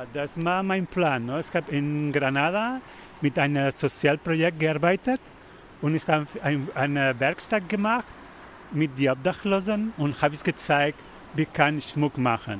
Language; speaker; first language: German; non-native, learner; Spanish